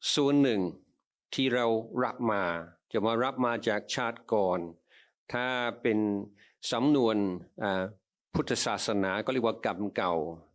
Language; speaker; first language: Thai; non-native, fluent; English